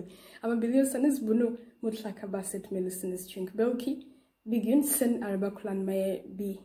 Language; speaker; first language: Turkish; non-native, learner; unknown